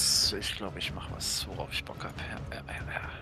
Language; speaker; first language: German; native; German